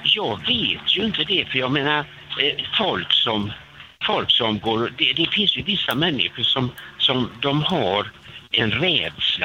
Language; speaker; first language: Swedish; native; Swedish